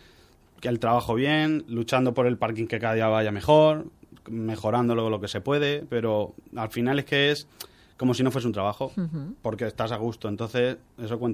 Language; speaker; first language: Spanish; native; Spanish